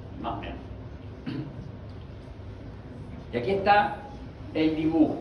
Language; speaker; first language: Spanish; native; Spanish